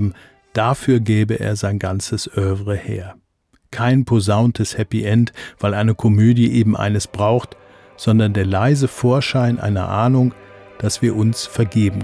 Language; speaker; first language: German; native; German